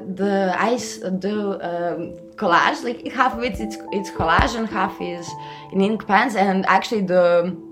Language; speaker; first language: English; non-native, fluent; Serbian